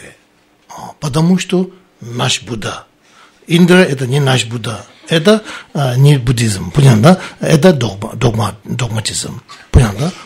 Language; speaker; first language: Russian; non-native, learner; Tibetan